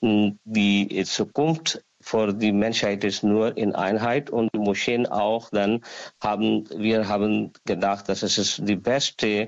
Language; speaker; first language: German; non-native, learner; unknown